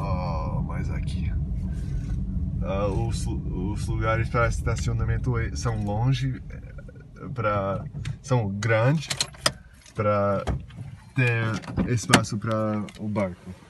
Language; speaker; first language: Portuguese; non-native, fluent; English